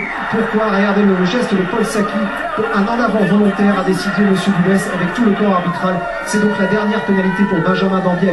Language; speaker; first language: French; native; French